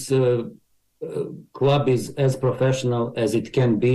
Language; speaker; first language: English; non-native, fluent; Bosnian